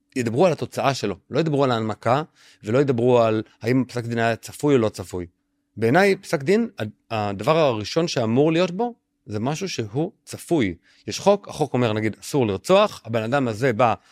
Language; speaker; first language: Hebrew; native; Hebrew